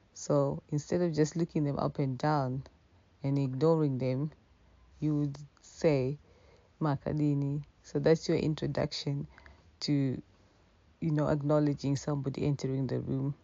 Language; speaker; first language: English; non-native, local second language; Shona